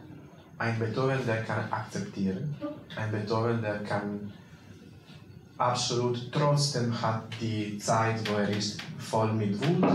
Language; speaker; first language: German; non-native, fluent; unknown